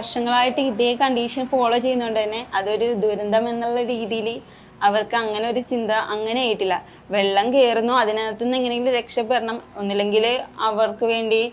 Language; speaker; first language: Malayalam; native; Malayalam